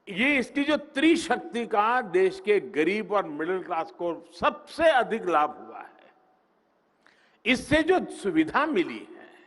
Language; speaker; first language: Hindi; non-native, local second language; Gujarati